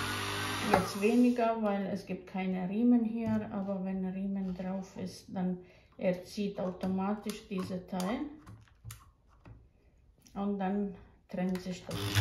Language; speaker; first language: German; non-native, fluent; Croatian